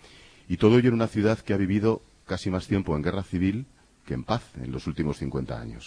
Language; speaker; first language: Spanish; native; Spanish